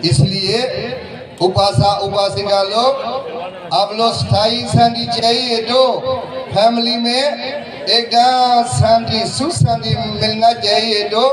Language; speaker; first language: Hindi; non-native, learner; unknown